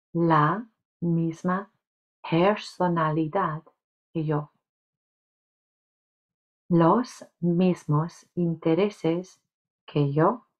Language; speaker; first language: Spanish; non-native, fluent; English